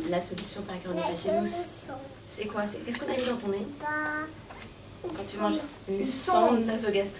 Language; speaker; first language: French; native; French